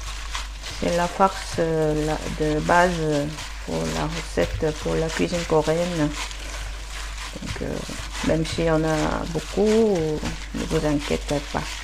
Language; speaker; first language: French; non-native, learner; Korean